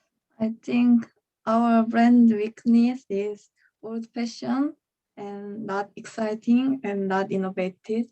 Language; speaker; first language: English; non-native, learner; Korean